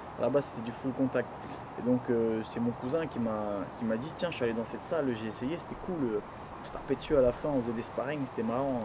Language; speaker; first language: French; early bilingual, other home language; Duala